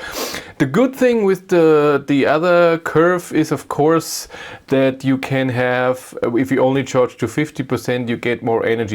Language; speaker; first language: English; non-native, fluent; German